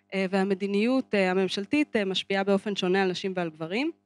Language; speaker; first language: Hebrew; native; Hebrew